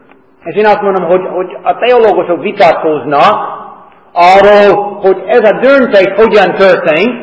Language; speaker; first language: Hungarian; non-native, fluent; English